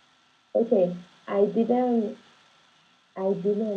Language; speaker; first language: English; non-native, learner; Portuguese